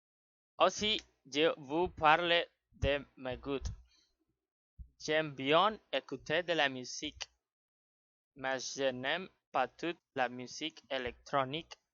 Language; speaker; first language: French; non-native, learner; Spanish